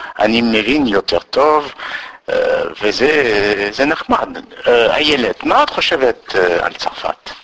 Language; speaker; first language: Hebrew; non-native, learner; French